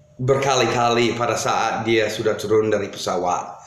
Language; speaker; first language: Indonesian; non-native, fluent; English